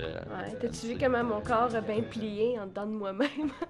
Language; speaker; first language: French; native; French